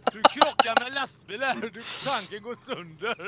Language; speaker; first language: Swedish; native; Swedish